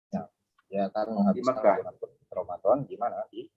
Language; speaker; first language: Indonesian; native; Indonesian